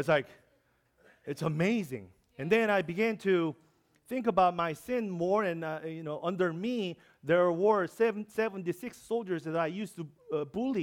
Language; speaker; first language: English; non-native, learner; Korean